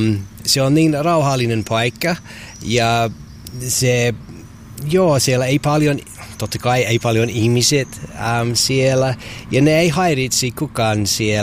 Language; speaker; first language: Finnish; non-native, learner; English